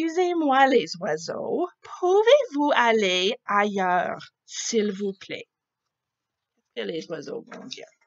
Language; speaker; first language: French; non-native, fluent; English